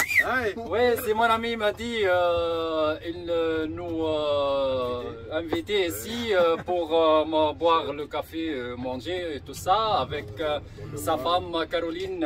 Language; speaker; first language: French; non-native, local second language; Arabic